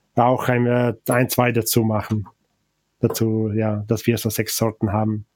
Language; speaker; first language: German; non-native, local second language; Ladin